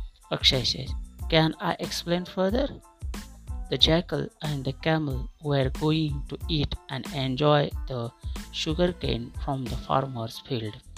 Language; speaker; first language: English; non-native, local second language; Marathi